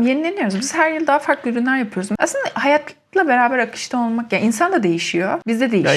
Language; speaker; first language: Turkish; native; Turkish